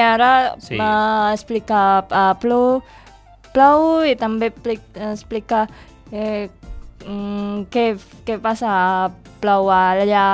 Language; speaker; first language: Catalan; non-native, learner; Indonesian